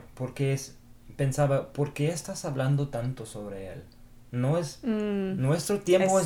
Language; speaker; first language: Spanish; non-native, fluent; English